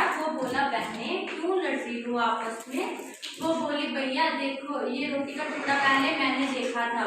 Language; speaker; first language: Hindi; native; Hindi